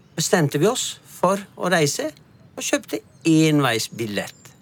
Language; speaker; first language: Norwegian; non-native, fluent; Punjabi